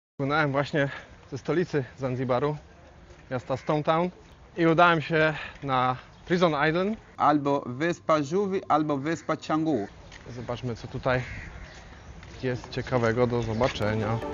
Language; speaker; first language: Polish; non-native, fluent; Swahili